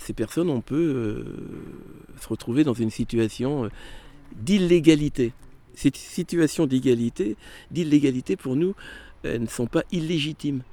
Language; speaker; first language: French; native; French